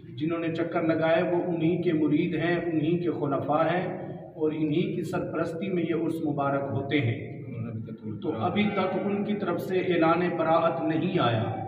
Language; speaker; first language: Urdu; non-native, local second language; Saraiki